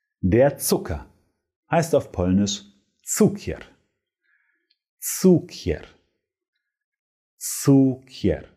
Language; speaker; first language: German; non-native, fluent; Polish